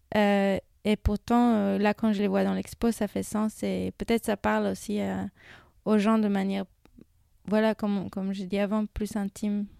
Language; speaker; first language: French; non-native, fluent; Hebrew